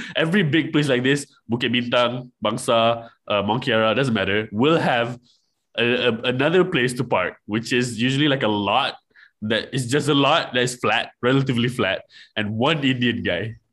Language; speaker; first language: English; non-native, local second language; Malay